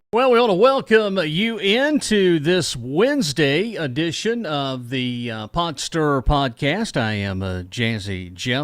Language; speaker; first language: English; native; English